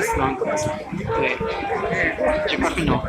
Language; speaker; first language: French; non-native, learner; English